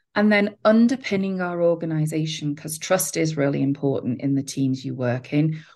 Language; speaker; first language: English; native; English